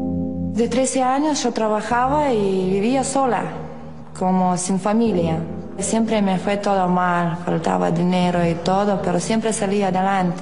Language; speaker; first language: Spanish; non-native, learner; Lithuanian